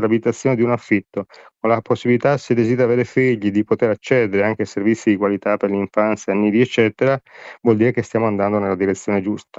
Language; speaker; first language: Italian; native; Italian